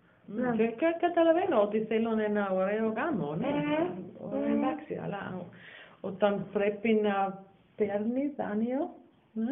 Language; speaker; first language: Greek; non-native, learner; German